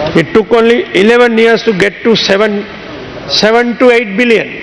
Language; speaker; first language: English; non-native, local second language; Sinhala